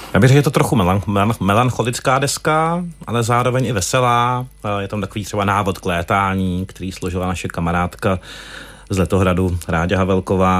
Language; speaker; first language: Czech; native; Czech